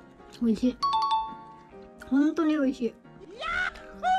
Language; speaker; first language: Japanese; non-native, learner; Lao